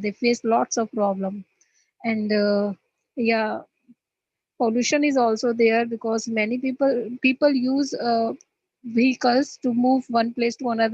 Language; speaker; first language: English; non-native, learner; Hindi